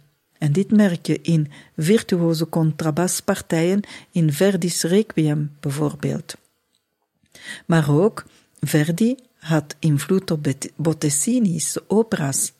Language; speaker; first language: Dutch; native; Dutch